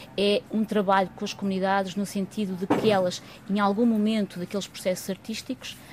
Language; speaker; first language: Portuguese; native; Portuguese